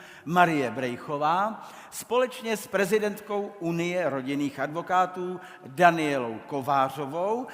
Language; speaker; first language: Czech; native; Czech